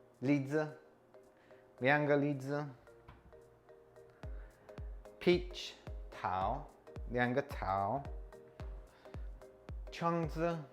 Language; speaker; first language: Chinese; non-native, learner; English